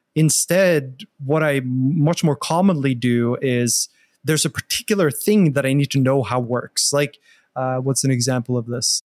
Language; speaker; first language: English; non-native, fluent; Norwegian